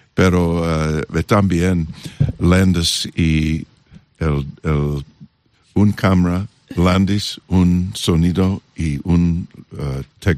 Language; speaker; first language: Spanish; non-native, learner; English